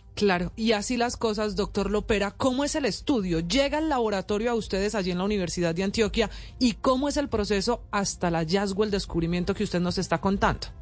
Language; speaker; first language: Spanish; native; Spanish